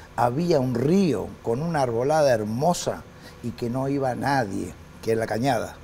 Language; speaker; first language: Spanish; native; Spanish